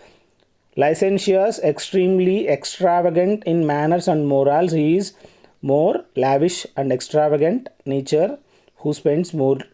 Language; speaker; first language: English; non-native, local second language; Telugu